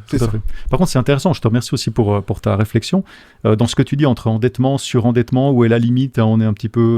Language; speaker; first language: French; native; French